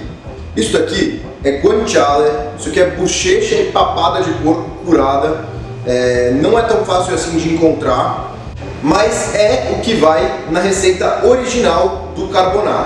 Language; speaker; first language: Portuguese; native; Portuguese